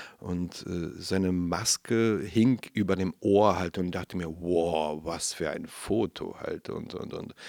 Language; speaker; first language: German; native; German